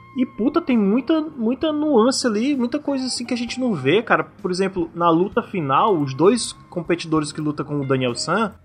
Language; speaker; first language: Portuguese; native; Portuguese